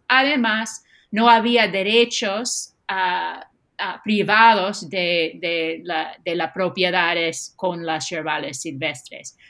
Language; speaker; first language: Spanish; non-native, fluent; English